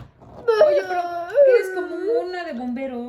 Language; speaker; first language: Spanish; native; Spanish